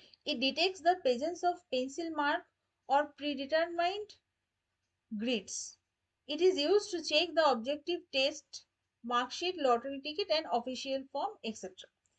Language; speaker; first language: English; non-native, local second language; Bangla